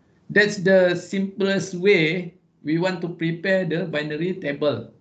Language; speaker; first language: English; non-native, local second language; Malay